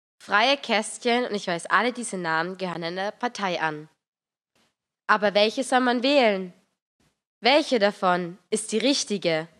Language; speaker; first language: German; native; German